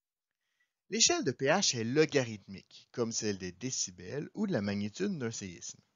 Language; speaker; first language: French; native; French